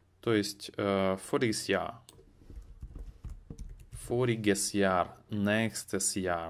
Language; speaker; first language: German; non-native, fluent; Russian